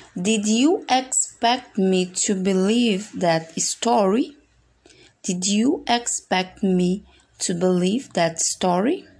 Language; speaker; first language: English; non-native, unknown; Portuguese